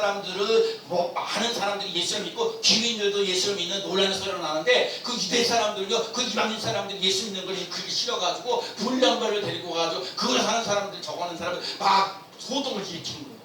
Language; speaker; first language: Korean; native; Korean